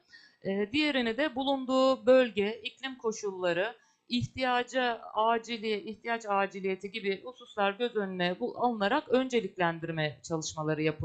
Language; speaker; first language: Turkish; native; Turkish